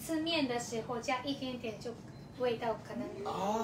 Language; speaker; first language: Chinese; non-native, fluent; Japanese